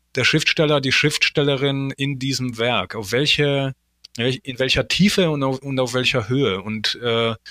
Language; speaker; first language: German; early bilingual, other home language; Polish